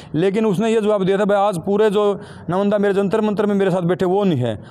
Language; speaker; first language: Hindi; native; Hindi